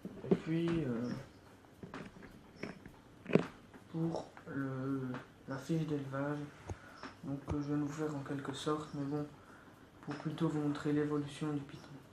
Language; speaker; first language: French; native; French